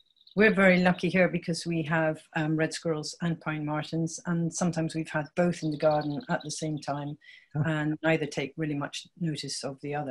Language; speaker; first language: English; native; English